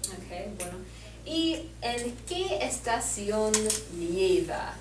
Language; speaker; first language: Spanish; non-native, learner; English